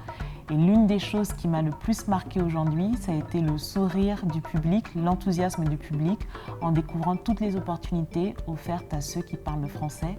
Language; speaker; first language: French; native; French